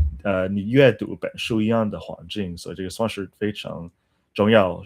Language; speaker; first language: Chinese; non-native, learner; English